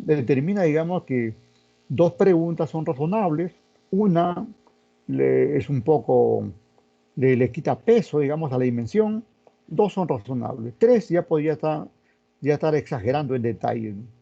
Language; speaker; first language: Spanish; native; Spanish